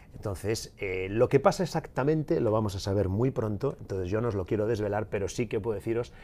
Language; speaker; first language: Spanish; native; Spanish